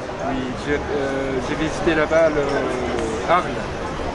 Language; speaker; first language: French; non-native, learner; Japanese